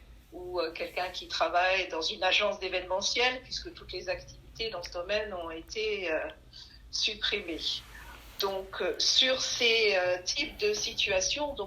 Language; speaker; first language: French; native; French